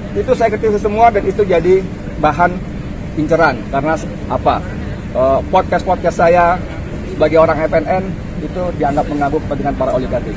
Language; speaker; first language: Indonesian; native; Indonesian